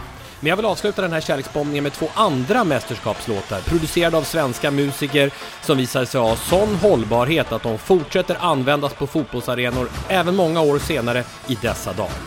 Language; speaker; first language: Swedish; native; Swedish